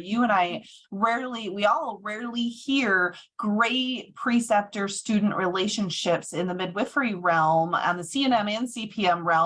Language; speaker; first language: English; native; English